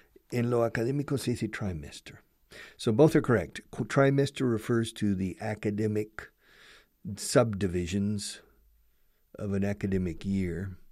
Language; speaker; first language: English; native; English